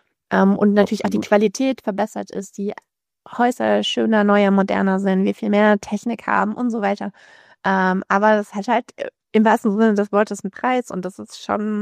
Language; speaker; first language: German; native; German